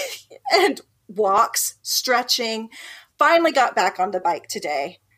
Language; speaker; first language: English; native; English